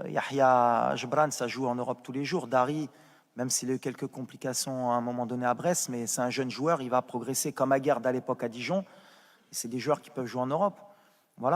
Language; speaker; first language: French; early bilingual, heritage; French